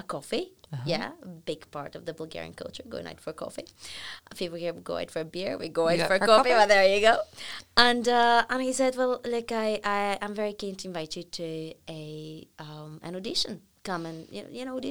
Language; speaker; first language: English; non-native, fluent; Bulgarian